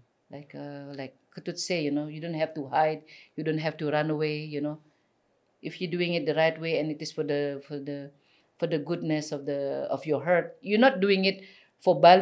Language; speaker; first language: English; non-native, fluent; Balinese